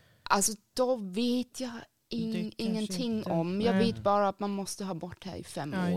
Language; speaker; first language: Swedish; non-native, fluent; German